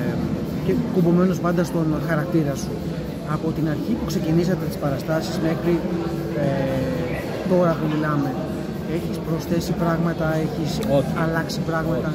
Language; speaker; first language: Greek; native; Greek